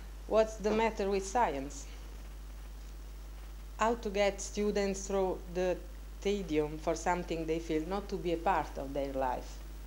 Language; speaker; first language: English; non-native, fluent; Italian